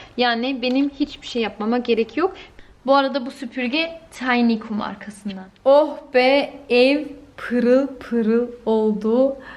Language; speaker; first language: Turkish; early bilingual, heritage; Turkish